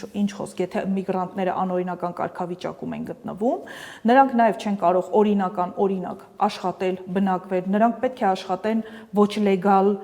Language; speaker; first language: Armenian; native; Armenian